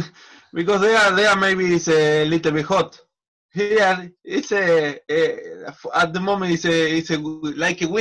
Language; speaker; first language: English; non-native, learner; Spanish